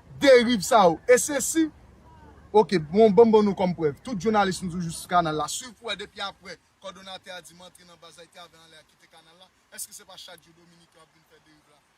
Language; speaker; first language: Haitian Creole; native; Haitian Creole